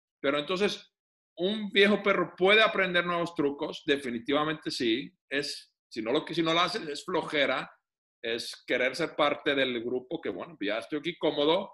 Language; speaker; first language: Spanish; non-native, fluent; Finnish